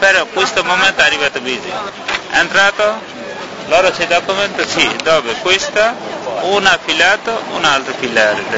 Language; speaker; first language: Italian; non-native, learner; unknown